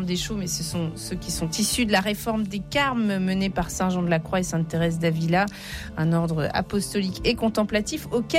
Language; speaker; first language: French; native; French